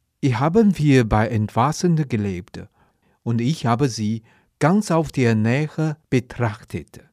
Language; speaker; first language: German; non-native, fluent; Chinese